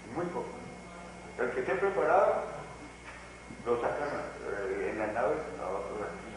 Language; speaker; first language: Spanish; native; Spanish